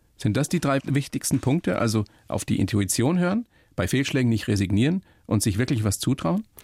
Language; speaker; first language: German; native; German